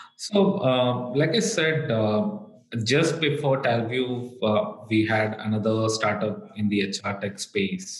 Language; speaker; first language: English; non-native, local second language; Malayalam